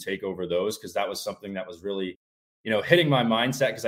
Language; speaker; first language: English; native; English